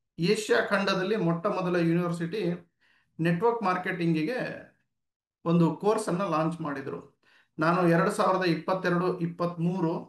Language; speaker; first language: Kannada; native; Kannada